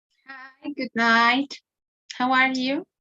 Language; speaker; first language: English; non-native, fluent; Spanish